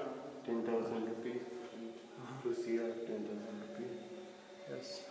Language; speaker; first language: English; non-native, learner; Sinhala